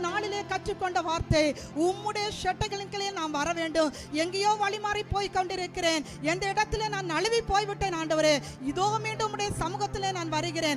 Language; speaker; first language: Tamil; native; Tamil